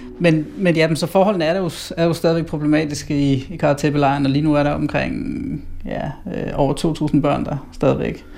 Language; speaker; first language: Danish; native; Danish